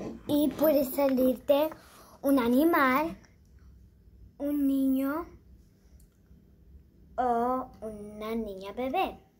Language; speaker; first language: Spanish; early bilingual, heritage; Spanish